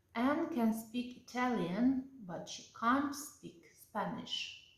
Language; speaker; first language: English; non-native, fluent; Ukrainian